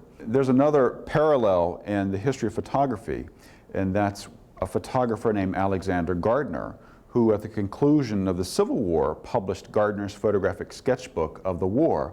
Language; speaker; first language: English; native; English